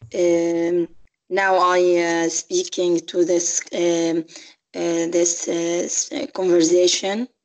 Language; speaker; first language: English; non-native, learner; Arabic